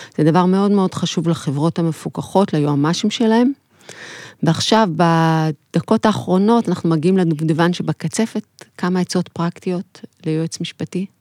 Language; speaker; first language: Hebrew; native; Hebrew